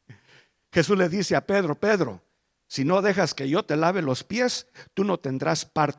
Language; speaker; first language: Spanish; early bilingual, heritage; Spanish